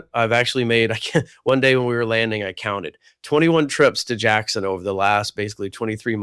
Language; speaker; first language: English; native; English